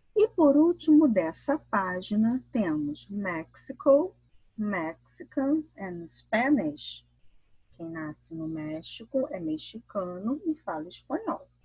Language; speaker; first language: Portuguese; native; Portuguese